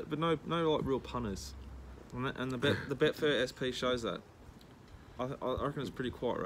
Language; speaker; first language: English; native; English